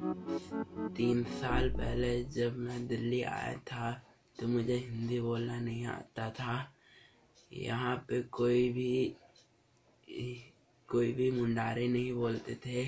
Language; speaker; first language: Hindi; non-native, local second language; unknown